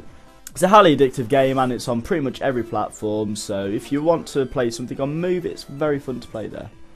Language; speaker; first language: English; native; English